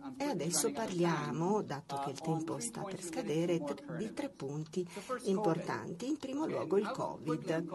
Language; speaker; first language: Italian; non-native, fluent; Catalan